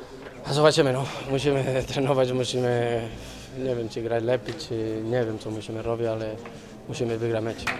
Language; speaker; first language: Polish; non-native, learner; Spanish